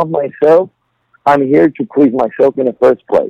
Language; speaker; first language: English; non-native, fluent; Polish